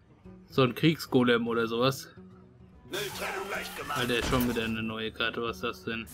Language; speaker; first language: German; native; German